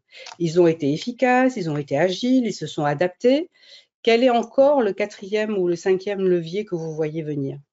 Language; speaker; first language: French; native; French